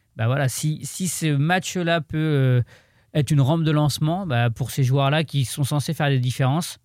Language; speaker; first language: French; native; French